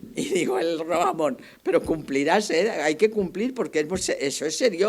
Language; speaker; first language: Spanish; non-native, local second language; Catalan